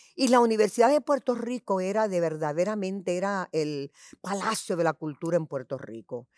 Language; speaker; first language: Spanish; early bilingual, heritage; Spanish